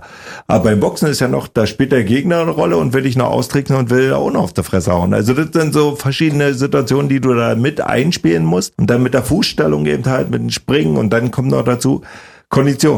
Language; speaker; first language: German; native; German